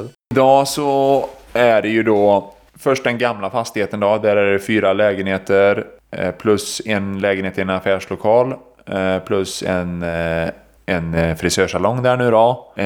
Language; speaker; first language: Swedish; native; Swedish